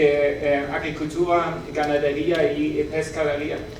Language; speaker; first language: Spanish; non-native, learner; German